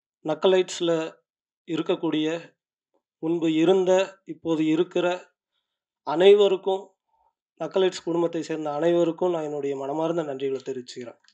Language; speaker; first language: Tamil; native; Tamil